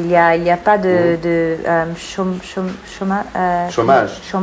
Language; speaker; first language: French; non-native, fluent; English